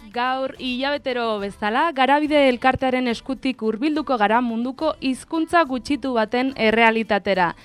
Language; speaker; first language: Basque; native; Basque